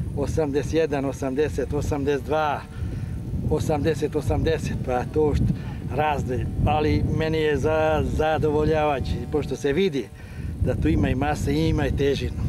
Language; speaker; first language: Croatian; non-native, local second language; Hungarian